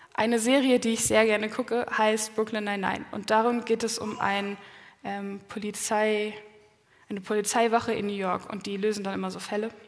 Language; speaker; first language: German; native; German